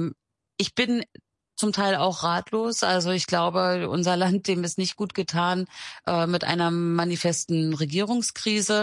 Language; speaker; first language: German; native; German